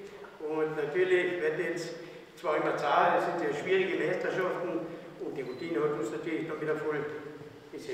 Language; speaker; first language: German; native; German